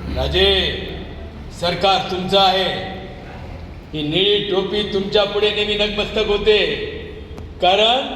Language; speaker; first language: Marathi; native; Marathi